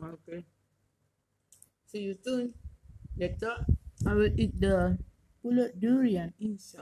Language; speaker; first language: English; non-native, local second language; Malay